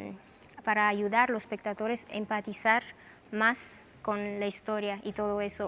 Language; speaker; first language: Spanish; non-native, fluent; Romanian